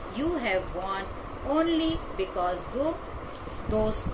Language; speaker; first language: English; non-native, local second language; Hindi